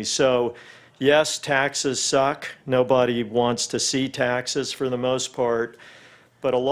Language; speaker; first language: English; native; English